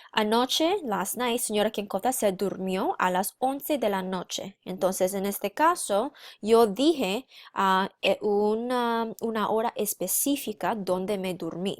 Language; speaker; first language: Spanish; non-native, fluent; English